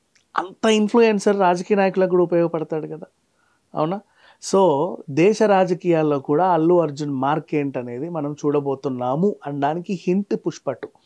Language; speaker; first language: Telugu; native; Telugu